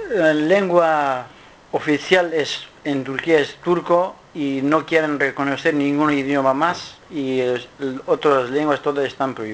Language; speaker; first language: Spanish; non-native, learner; Kurdish